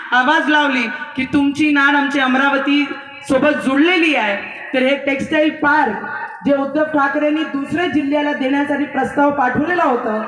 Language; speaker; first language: Marathi; non-native, local second language; Hindi